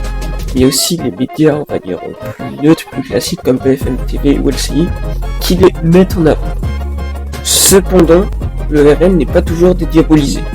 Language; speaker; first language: French; native; French